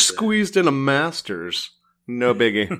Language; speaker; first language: English; native; English